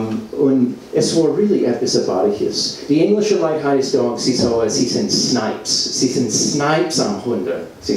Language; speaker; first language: German; non-native, learner; English